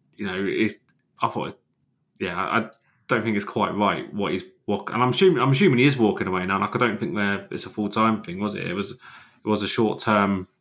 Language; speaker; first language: English; native; English